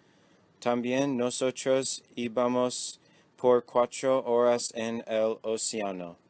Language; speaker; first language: Spanish; non-native, learner; English